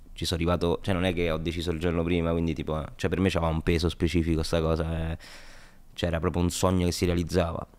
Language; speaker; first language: Italian; native; Italian